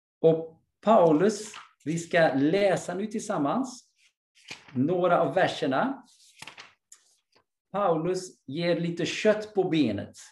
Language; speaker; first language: Swedish; non-native, fluent; English